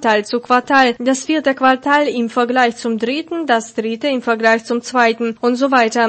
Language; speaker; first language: German; non-native, fluent; Russian